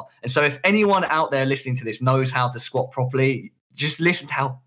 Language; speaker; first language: English; native; English